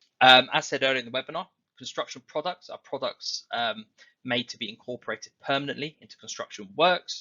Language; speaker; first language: English; native; English